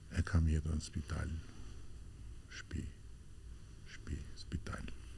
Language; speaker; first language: Albanian; native; Albanian